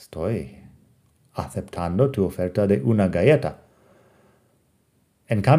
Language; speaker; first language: Spanish; non-native, fluent; English